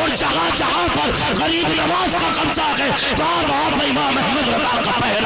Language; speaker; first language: Hindi; native; Hindi